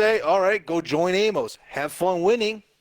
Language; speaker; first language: English; native; English